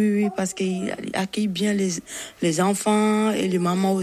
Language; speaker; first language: French; non-native, learner; Bambara